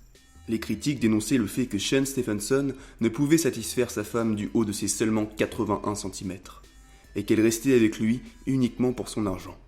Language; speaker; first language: French; native; French